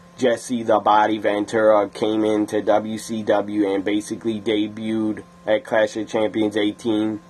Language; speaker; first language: English; native; English